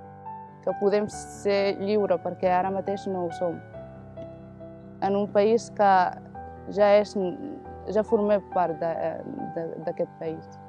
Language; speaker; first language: Catalan; early bilingual, other home language; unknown